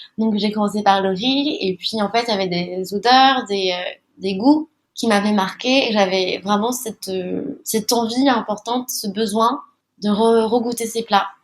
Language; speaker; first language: French; early bilingual, other home language; Malagasy